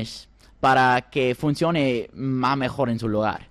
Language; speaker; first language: Spanish; non-native, fluent; English